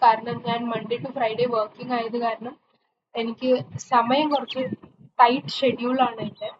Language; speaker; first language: Malayalam; early bilingual, heritage; Malayalam